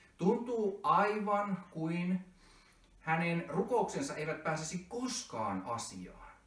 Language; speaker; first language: Finnish; native; Finnish